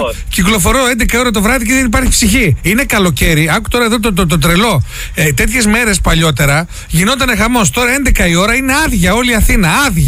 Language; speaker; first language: Greek; native; Greek